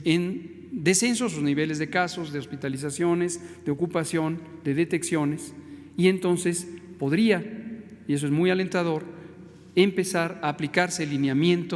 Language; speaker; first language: Spanish; native; Spanish